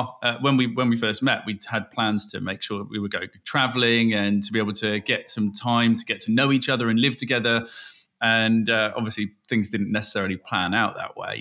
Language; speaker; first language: English; native; English